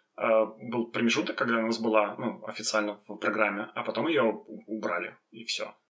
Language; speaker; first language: Russian; native; Russian